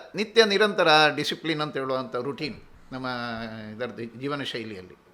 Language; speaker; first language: Kannada; native; Kannada